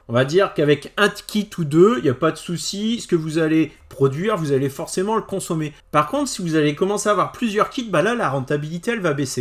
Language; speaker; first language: French; native; French